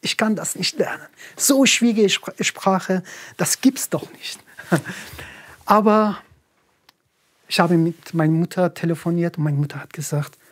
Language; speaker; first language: German; non-native, learner; Arabic